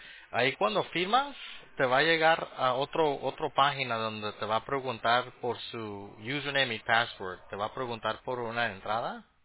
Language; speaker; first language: Spanish; early bilingual, heritage; Spanish